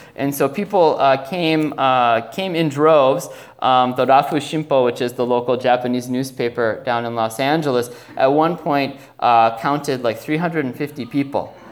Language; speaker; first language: English; native; English